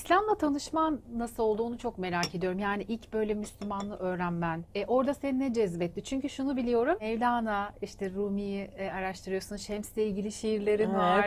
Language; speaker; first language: Turkish; native; Turkish